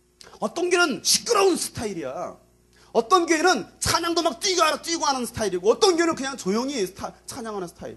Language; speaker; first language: Korean; native; Korean